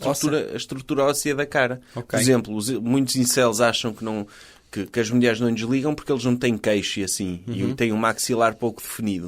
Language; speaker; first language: Portuguese; native; Portuguese